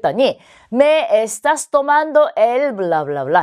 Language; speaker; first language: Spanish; non-native, fluent; Korean